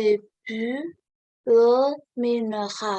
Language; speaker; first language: French; non-native, learner; Indonesian